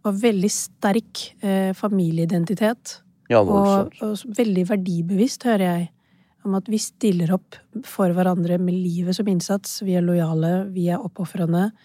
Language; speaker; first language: Norwegian; early bilingual, other home language; Urdu